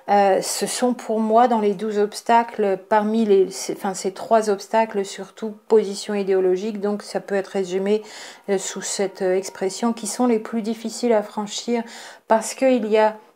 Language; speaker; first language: French; native; French